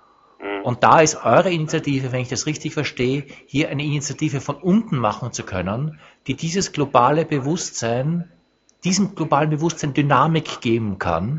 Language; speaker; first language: German; native; German